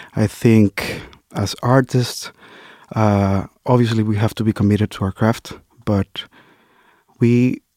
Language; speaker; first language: English; non-native, fluent; Spanish